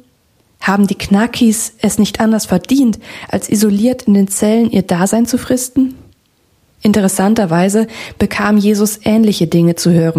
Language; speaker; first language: German; native; German